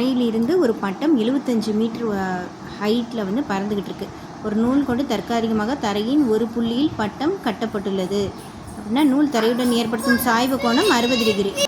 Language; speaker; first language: Tamil; native; Tamil